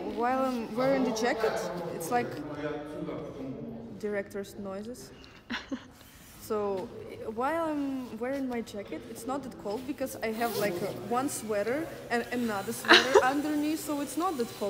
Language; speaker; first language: English; non-native, fluent; Ukrainian